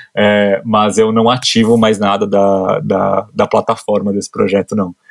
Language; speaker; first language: Portuguese; native; Portuguese